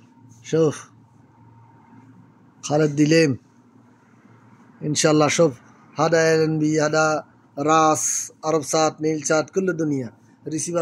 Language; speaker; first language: Arabic; non-native, learner; Bangla